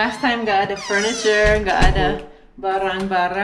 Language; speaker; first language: Indonesian; non-native, learner; English